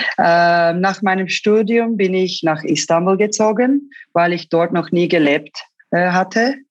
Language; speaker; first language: German; early bilingual, other home language; Turkish